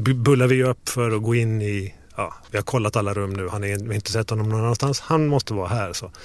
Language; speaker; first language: Swedish; native; Swedish